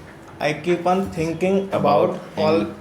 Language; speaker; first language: English; non-native, learner; Hindi